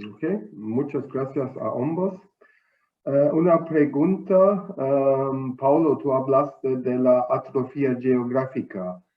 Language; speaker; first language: Spanish; non-native, fluent; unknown